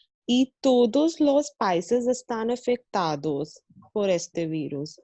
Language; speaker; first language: Spanish; non-native, learner; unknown